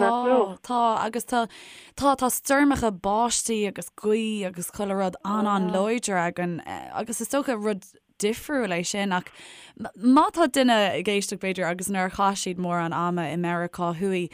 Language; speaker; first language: Irish; native; Irish